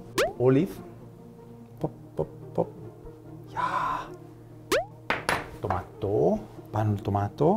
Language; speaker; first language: Korean; non-native, learner; Italian